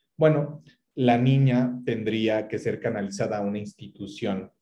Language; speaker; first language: Spanish; native; Spanish